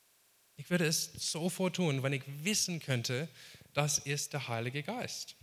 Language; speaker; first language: German; non-native, fluent; English